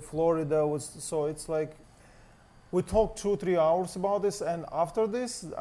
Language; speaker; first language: English; non-native, learner; Russian